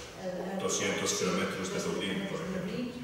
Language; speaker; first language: Spanish; non-native, fluent; English